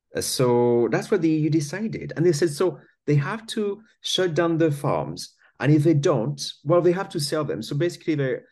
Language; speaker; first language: English; non-native, fluent; French